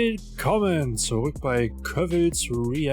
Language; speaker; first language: German; native; German